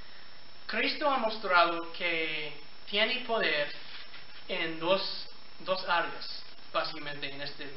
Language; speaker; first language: Spanish; non-native, fluent; English